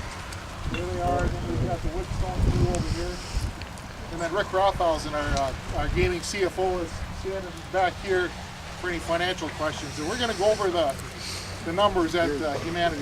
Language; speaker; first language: English; native; English